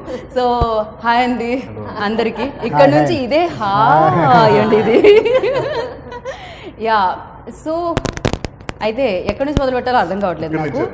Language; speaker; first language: Telugu; native; Telugu